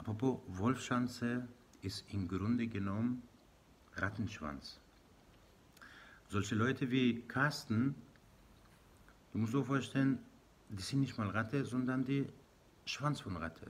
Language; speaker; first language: German; non-native, learner; Persian